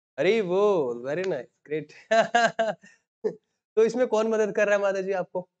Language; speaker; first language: Hindi; native; Hindi